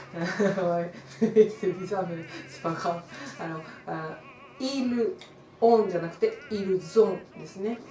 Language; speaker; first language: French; non-native, learner; Japanese